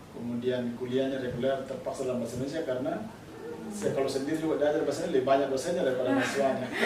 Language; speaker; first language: Indonesian; native; Indonesian